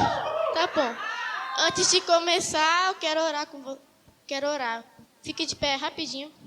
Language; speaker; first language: Portuguese; native; Portuguese